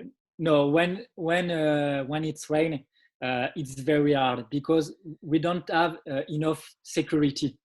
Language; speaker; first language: English; non-native, learner; French